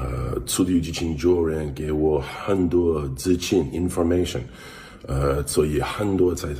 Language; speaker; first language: Chinese; non-native, learner; English